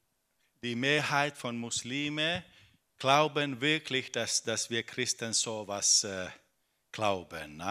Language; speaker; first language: German; non-native, fluent; Finnish